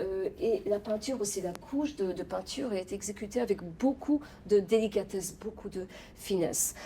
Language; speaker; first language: French; non-native, fluent; Polish